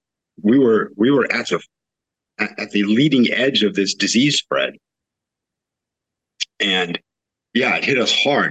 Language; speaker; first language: English; native; English